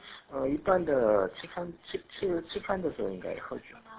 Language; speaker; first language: Chinese; non-native, learner; Korean